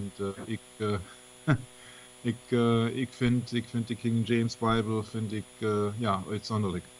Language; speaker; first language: Dutch; non-native, learner; German